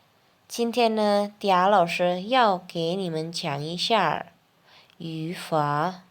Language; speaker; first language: Chinese; non-native, fluent; Indonesian